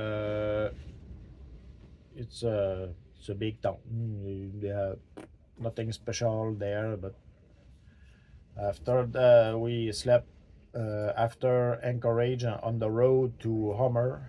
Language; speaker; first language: English; non-native, learner; French